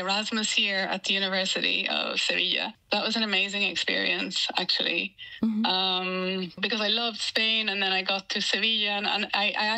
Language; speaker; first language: English; native; English